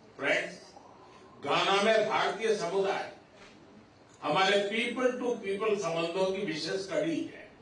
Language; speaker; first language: Hindi; non-native, local second language; Gujarati